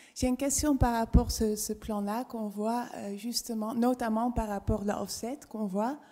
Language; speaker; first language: French; non-native, fluent; Dutch